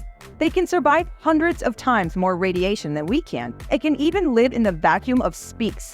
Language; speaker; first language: English; native; English